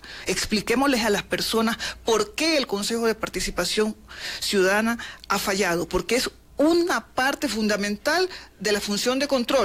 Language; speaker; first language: Spanish; native; Spanish